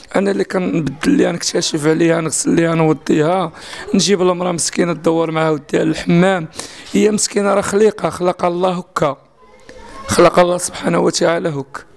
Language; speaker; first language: Arabic; native; Arabic